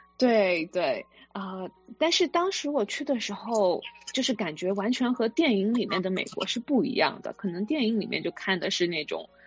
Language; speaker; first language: Chinese; native; Chinese